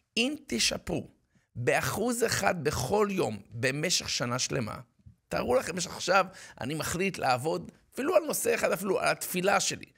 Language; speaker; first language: Hebrew; native; Hebrew